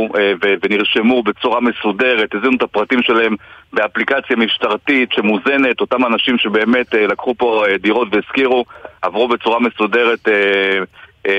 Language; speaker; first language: Hebrew; native; Hebrew